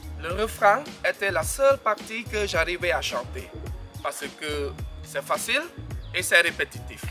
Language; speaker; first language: French; non-native, local second language; Khmer